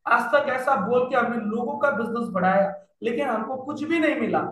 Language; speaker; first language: Hindi; non-native, local second language; Nepali